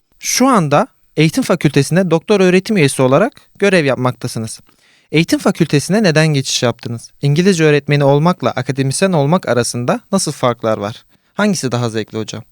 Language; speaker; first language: Turkish; native; Turkish